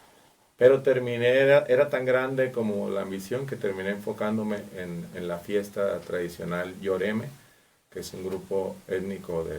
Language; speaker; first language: Spanish; native; Spanish